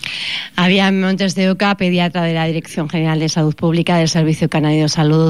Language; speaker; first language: Spanish; native; Spanish